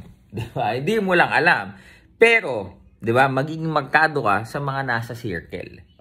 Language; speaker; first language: Filipino; native; Filipino